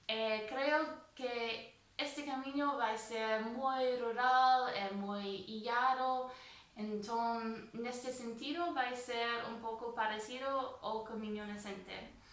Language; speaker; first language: Portuguese; non-native, fluent; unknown